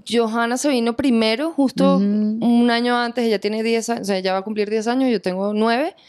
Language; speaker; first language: Spanish; native; Spanish